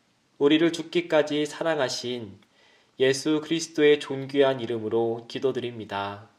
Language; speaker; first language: Korean; native; Korean